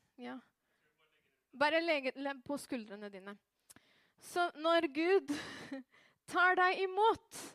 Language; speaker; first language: Norwegian; non-native, fluent; Spanish